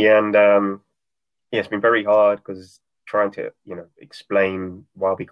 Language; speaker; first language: English; native; English